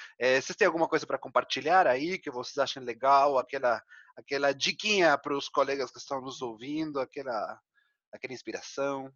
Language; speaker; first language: Portuguese; non-native, fluent; Spanish